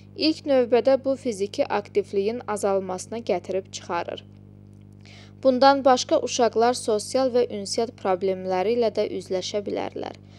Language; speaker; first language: Azerbaijani; non-native, local second language; Georgian